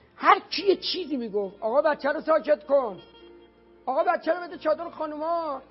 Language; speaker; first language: Persian; native; Persian